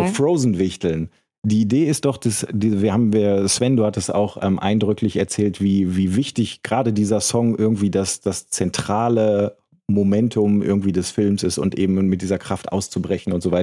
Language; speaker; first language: German; native; German